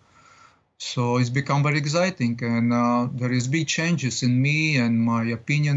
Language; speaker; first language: English; non-native, learner; Latvian